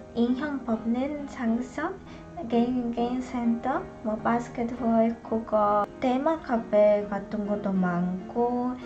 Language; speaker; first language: Korean; non-native, learner; Polish